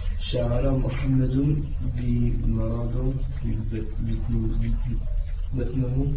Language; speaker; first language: Arabic; non-native, learner; French